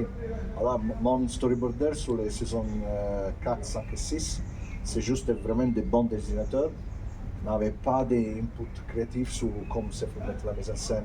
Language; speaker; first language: French; non-native, fluent; Italian